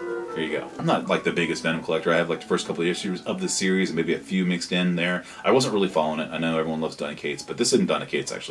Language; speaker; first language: English; native; English